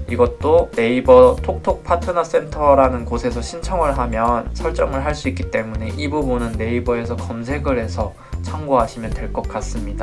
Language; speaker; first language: Korean; native; Korean